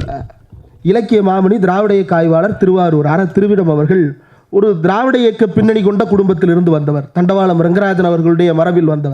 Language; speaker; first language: Tamil; native; Tamil